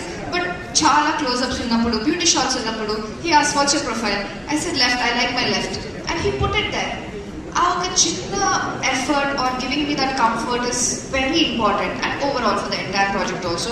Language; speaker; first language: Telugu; non-native, fluent; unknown